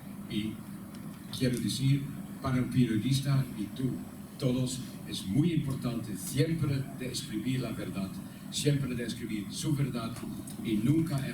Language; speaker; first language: Spanish; non-native, learner; Dutch